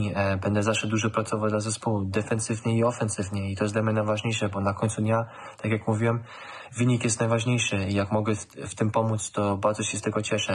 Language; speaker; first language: Polish; early bilingual, heritage; German